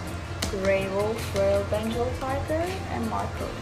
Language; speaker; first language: English; non-native, fluent; Urdu